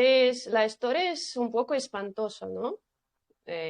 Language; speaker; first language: Spanish; non-native, fluent; Russian